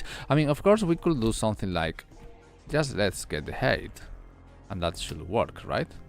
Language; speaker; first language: English; non-native, fluent; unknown